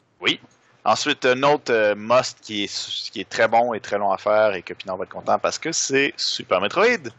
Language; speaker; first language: French; native; French